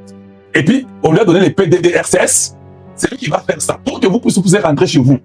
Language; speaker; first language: French; non-native, local second language; Lingala